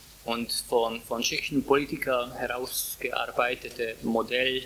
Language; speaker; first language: German; non-native, fluent; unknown